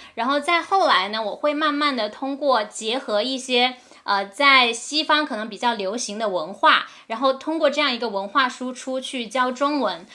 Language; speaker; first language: Chinese; native; Chinese